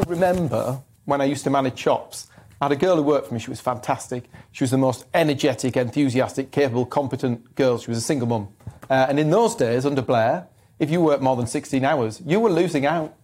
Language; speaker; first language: English; native; English